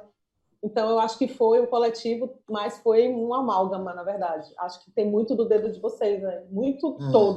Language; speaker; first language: Portuguese; native; Portuguese